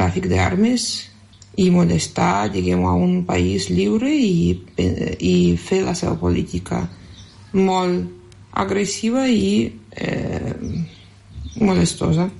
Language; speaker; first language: Catalan; non-native, fluent; Russian